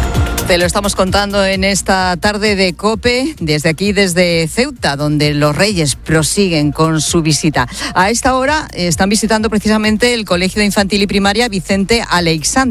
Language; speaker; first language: Spanish; native; Spanish